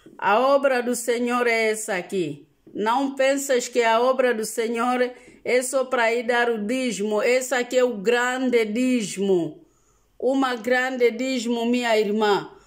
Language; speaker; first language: Portuguese; non-native, local second language; Lingala